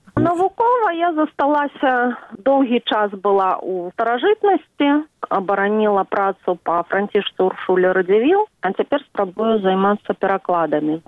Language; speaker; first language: Belarusian; native; Belarusian